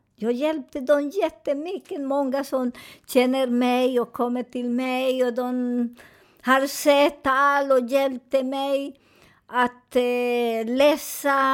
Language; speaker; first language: Swedish; non-native, fluent; Spanish